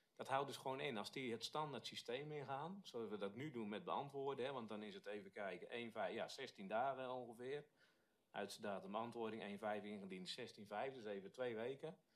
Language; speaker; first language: Dutch; native; Dutch